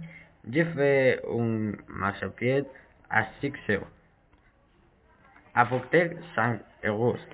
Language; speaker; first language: French; non-native, learner; Spanish